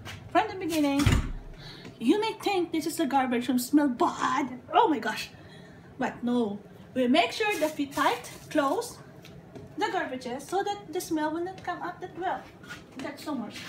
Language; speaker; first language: English; non-native, local second language; Filipino